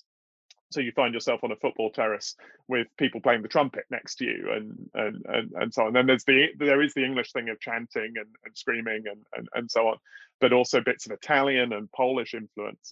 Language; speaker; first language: English; native; English